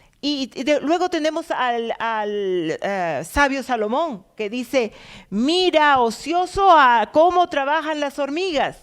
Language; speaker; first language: Spanish; native; Spanish